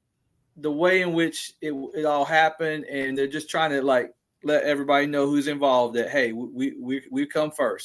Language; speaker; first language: English; native; English